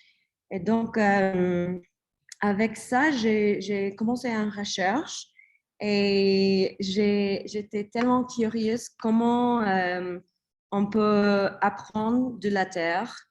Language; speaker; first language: French; non-native, learner; English